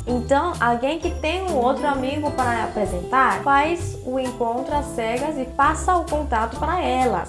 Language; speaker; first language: Portuguese; non-native, fluent; Korean